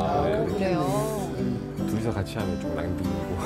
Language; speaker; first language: Korean; native; Korean